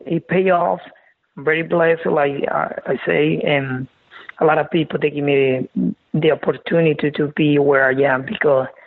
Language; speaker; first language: English; non-native, learner; Spanish